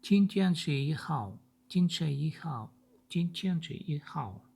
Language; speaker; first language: Chinese; non-native, learner; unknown